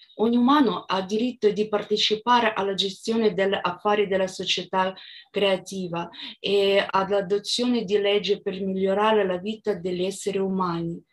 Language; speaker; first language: Italian; non-native, fluent; Russian